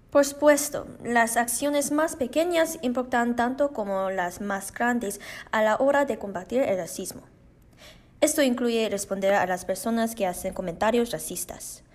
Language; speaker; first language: Spanish; non-native, learner; Korean